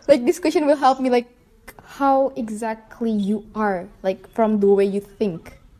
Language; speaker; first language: English; non-native, fluent; Indonesian